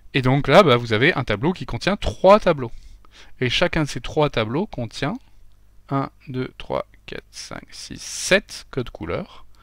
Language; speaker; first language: French; native; French